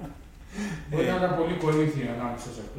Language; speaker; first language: Greek; native; Greek